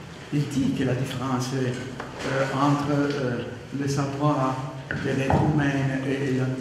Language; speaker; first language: French; non-native, learner; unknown